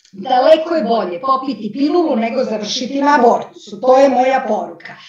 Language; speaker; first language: Serbian; native; Serbian